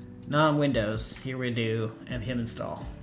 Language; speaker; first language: English; native; English